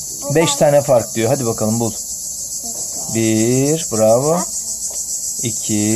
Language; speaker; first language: Turkish; native; Turkish